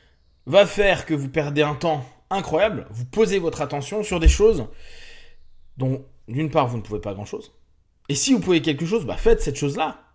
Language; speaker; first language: French; native; French